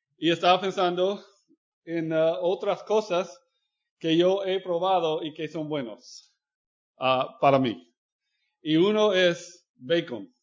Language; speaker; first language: Spanish; non-native, fluent; English